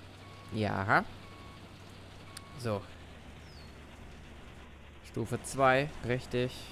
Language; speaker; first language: German; native; German